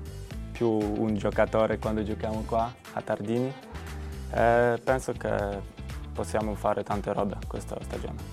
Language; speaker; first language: Italian; non-native, learner; Polish